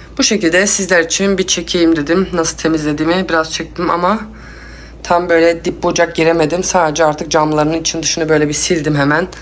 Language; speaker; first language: Turkish; early bilingual, heritage; Turkish